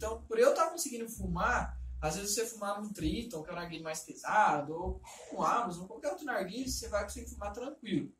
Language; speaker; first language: Portuguese; native; Portuguese